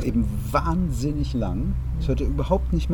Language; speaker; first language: German; native; German